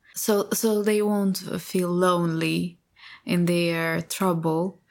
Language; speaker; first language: English; non-native, fluent; Ukrainian